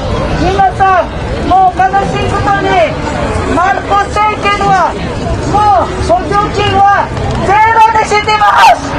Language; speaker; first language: Japanese; non-native, fluent; Filipino